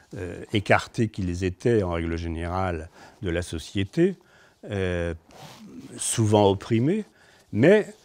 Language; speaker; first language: French; native; French